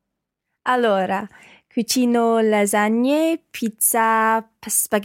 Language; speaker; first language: Italian; non-native, learner; English